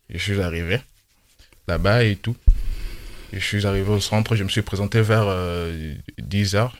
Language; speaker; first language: French; non-native, local second language; Lingala